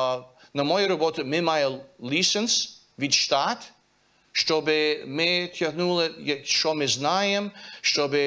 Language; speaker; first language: Ukrainian; early bilingual, heritage; Ukrainian